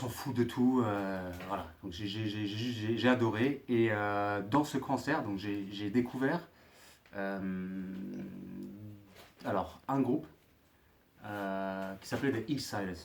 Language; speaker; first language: French; native; French